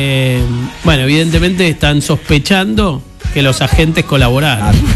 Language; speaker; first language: Spanish; native; Spanish